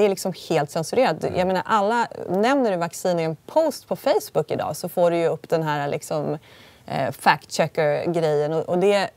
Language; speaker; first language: Swedish; early bilingual, other home language; Polish